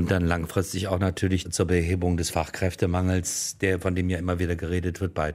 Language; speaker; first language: German; native; German